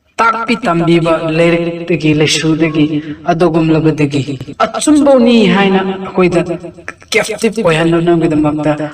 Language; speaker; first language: Manipuri; non-native, local second language; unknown